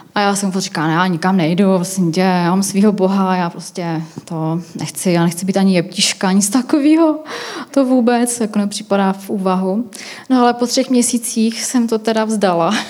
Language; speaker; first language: Czech; native; Czech